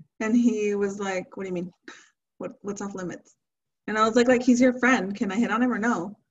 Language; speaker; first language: English; early bilingual, other home language; Spanish